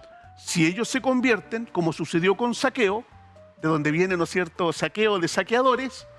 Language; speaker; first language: Spanish; native; Spanish